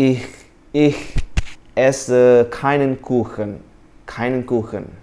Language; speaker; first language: German; non-native, learner; Indonesian